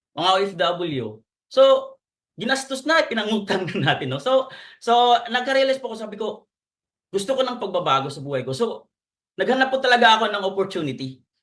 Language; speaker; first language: Filipino; non-native, local second language; Cebuano